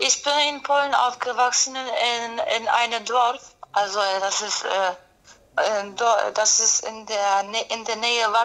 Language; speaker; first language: German; early bilingual, other home language; Polish